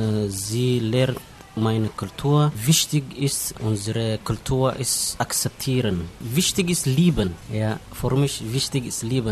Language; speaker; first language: German; non-native, learner; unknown